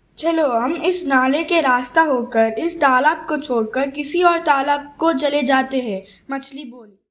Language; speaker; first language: Hindi; non-native, local second language; Telugu